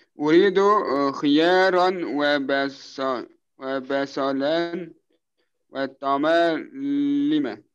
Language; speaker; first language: Arabic; non-native, learner; Turkish